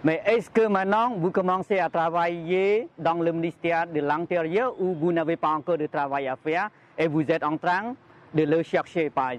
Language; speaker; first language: French; non-native, fluent; Khmer